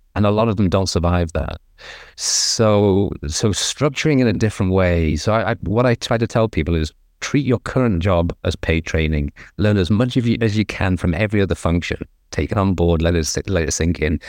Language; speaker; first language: English; native; English